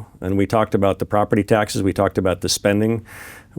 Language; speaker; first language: English; native; English